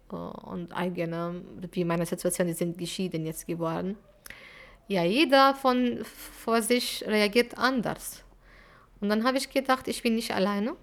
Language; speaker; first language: German; non-native, fluent; Arabic